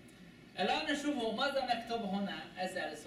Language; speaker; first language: Arabic; non-native, learner; Chinese